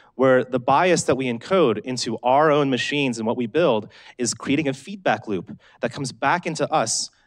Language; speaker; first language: English; native; English